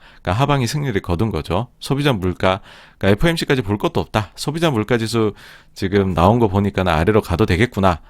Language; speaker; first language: Korean; native; Korean